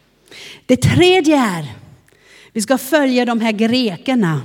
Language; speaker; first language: Swedish; non-native, fluent; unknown